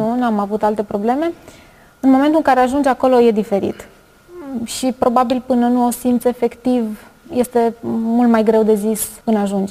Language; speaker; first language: Romanian; native; Romanian